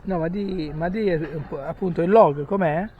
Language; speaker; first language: Italian; native; Italian